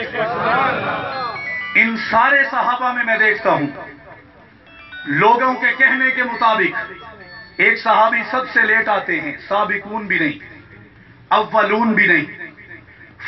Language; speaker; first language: Urdu; non-native, local second language; Punjabi